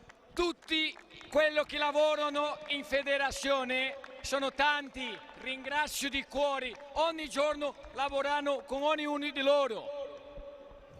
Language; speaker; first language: Italian; non-native, fluent; Portuguese